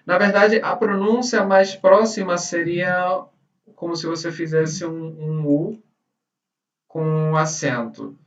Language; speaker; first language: Portuguese; non-native, fluent; Spanish